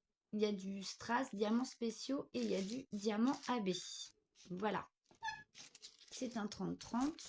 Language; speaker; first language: French; native; French